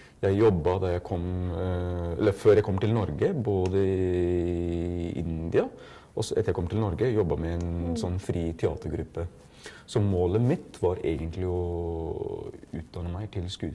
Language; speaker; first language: Norwegian; non-native, fluent; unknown